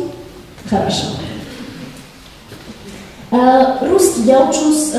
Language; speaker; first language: Russian; non-native, learner; Slovak